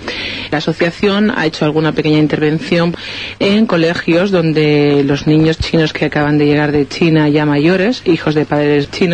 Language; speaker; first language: Spanish; native; Spanish